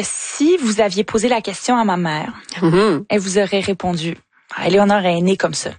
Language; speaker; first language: French; native; French